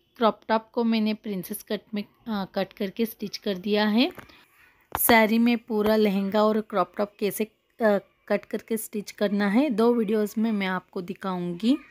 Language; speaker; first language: Hindi; non-native, local second language; Kannada